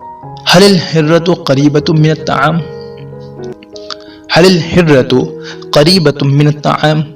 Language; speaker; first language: Arabic; non-native, fluent; Urdu